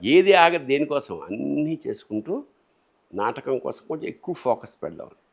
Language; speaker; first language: Telugu; native; Telugu